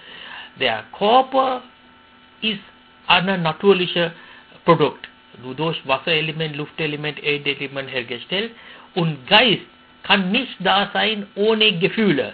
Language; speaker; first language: German; non-native, fluent; Sinhala